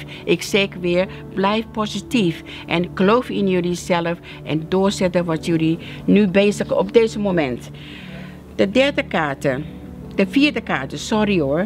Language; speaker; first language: Dutch; non-native, learner; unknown